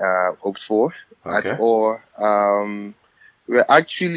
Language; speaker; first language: English; non-native, local second language; Yoruba